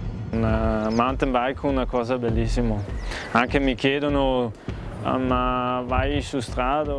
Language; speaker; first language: Italian; non-native, local second language; German